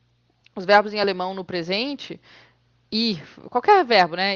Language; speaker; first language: Portuguese; native; Portuguese